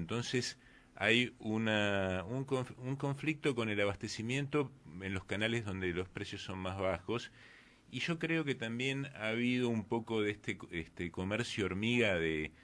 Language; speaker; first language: Spanish; native; Spanish